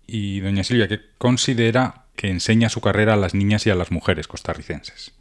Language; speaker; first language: Spanish; native; Spanish